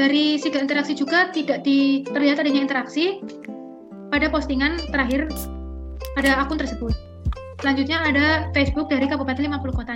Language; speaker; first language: Indonesian; native; Indonesian